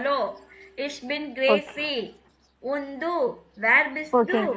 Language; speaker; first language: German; non-native, fluent; Tamil